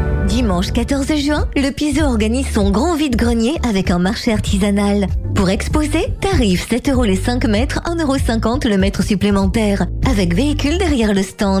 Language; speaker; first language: French; native; French